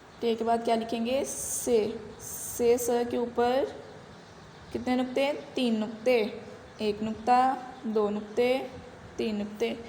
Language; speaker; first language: Urdu; non-native, local second language; Punjabi